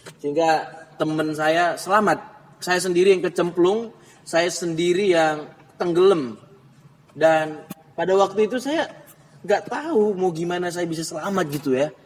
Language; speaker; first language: Indonesian; native; Indonesian